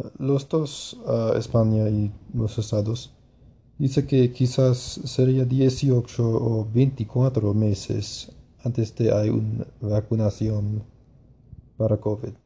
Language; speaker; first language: Spanish; non-native, learner; English